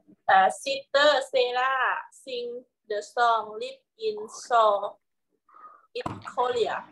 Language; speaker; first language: English; non-native, learner; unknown